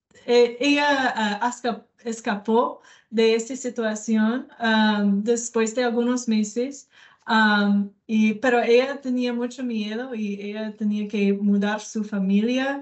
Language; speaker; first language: Spanish; non-native, fluent; English